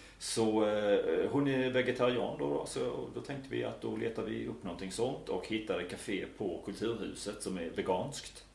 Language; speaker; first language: Swedish; native; Swedish